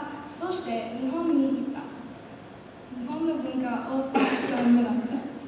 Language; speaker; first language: Japanese; non-native, learner; English